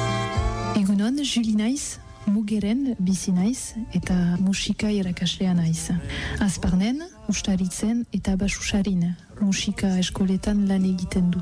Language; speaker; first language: Basque; non-native, learner; French